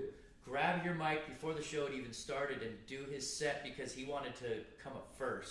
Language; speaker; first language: English; native; English